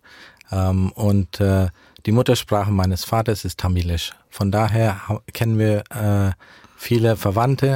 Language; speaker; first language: German; early bilingual, heritage; German